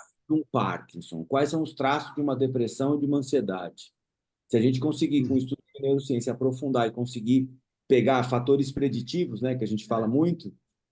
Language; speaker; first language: Portuguese; native; Portuguese